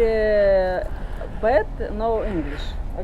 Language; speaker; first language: English; non-native, learner; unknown